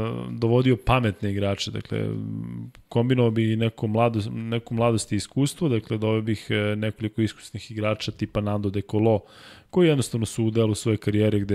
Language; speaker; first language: Serbian; native; Serbian